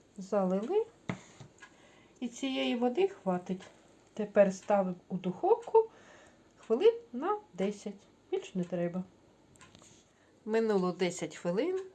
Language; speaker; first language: Ukrainian; native; Ukrainian